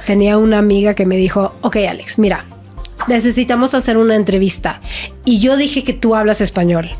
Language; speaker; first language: Spanish; non-native, fluent; Swedish